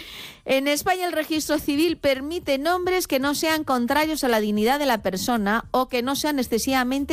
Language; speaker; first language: Spanish; native; Spanish